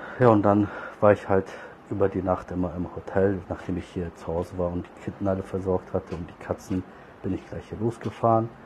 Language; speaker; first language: German; early bilingual, other home language; Turkish